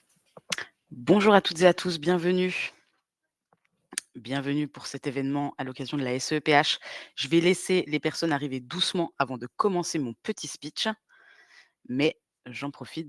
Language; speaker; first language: French; native; French